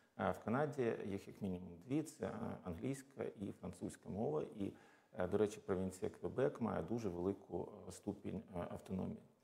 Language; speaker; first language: Ukrainian; non-native, local second language; Russian